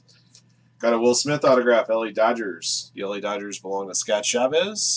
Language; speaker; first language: English; native; English